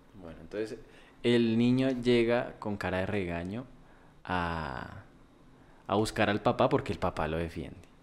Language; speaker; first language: Spanish; native; Spanish